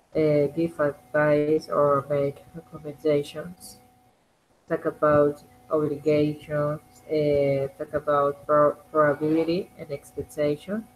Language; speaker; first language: English; non-native, learner; Spanish